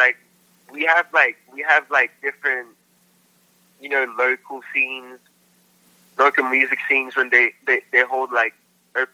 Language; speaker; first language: English; non-native, local second language; Filipino